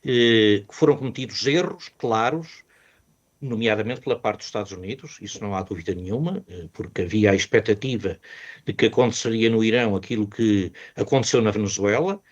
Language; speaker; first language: Portuguese; native; Portuguese